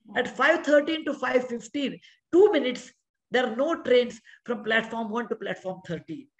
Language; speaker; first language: English; non-native, local second language; Kannada